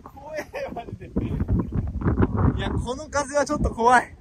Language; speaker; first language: Japanese; native; Japanese